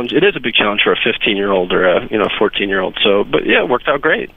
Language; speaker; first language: English; native; English